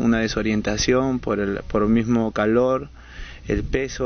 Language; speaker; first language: Spanish; native; Spanish